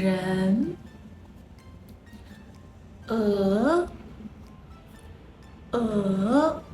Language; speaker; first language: Chinese; native; Chinese